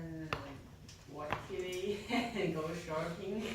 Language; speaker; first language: English; non-native, learner; Chinese